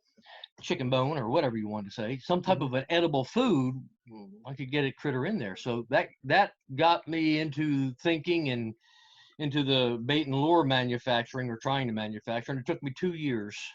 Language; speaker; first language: English; native; English